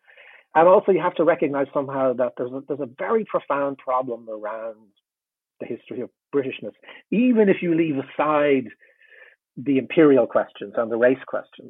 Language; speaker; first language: English; native; English